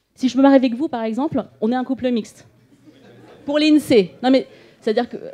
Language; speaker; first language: French; native; French